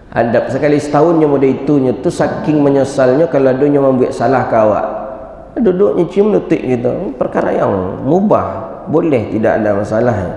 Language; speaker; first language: Malay; non-native, local second language; Minangkabau